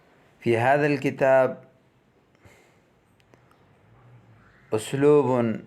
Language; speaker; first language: Arabic; non-native, fluent; Urdu